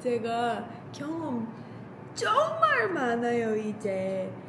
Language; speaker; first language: Korean; non-native, learner; English